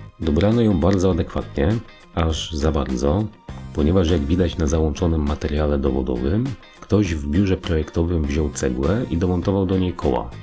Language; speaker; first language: Polish; native; Polish